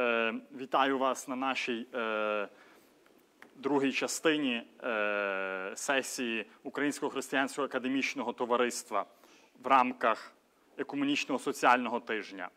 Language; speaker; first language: Ukrainian; native; Ukrainian